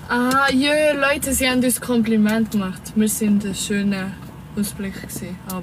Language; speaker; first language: German; native; German